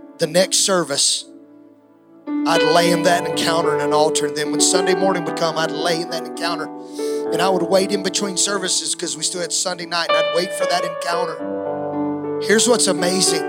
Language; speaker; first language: English; native; English